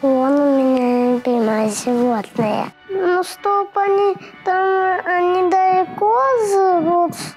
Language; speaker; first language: Russian; native; Russian